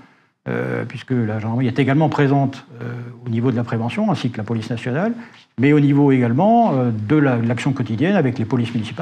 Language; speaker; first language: French; native; French